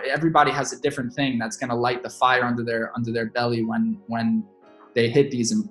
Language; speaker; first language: English; native; English